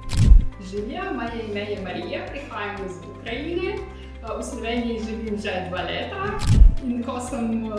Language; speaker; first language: Slovenian; non-native, learner; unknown